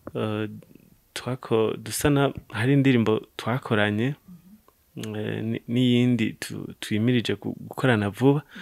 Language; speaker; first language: Rundi; native; Rundi